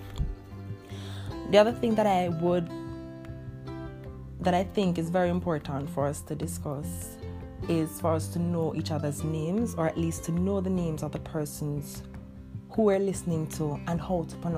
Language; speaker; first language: English; non-native, local second language; Jamaican Creole English